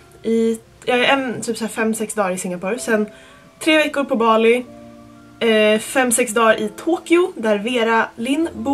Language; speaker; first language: Swedish; native; Swedish